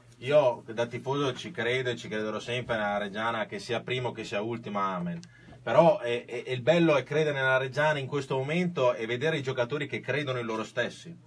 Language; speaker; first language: Italian; native; Italian